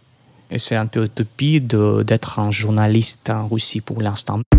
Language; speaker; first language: French; non-native, fluent; Russian